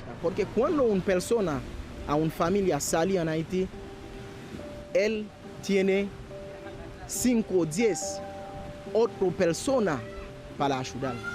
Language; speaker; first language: Spanish; non-native, learner; Haitian Creole